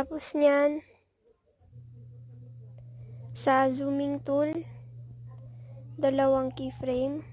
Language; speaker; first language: Filipino; native; Filipino